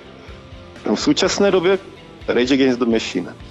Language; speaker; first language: Czech; native; Czech